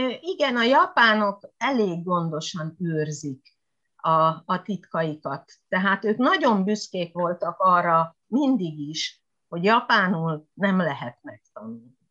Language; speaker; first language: Hungarian; non-native, fluent; Japanese